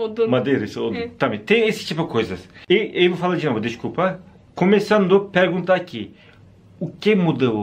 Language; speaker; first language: Portuguese; non-native, learner; Turkish